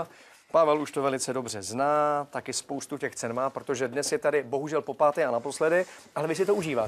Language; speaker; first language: Czech; native; Czech